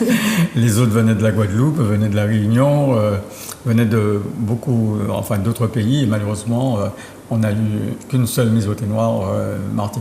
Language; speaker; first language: French; native; French